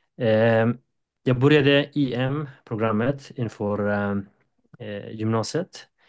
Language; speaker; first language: Swedish; non-native, fluent; Persian